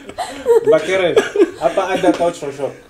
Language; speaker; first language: Indonesian; non-native, fluent; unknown